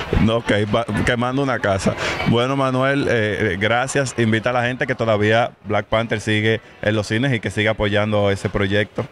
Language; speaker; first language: Spanish; native; Spanish